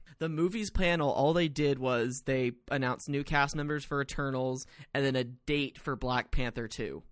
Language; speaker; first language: English; native; English